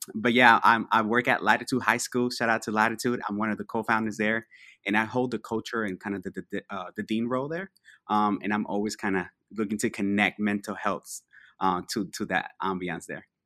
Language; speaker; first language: English; early bilingual, other home language; Spanish